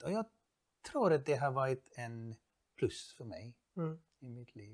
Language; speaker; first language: Swedish; non-native, fluent; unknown